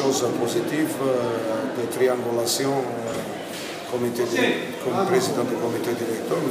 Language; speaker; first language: French; non-native, learner; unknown